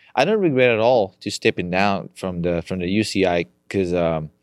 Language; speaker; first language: English; non-native, fluent; Spanish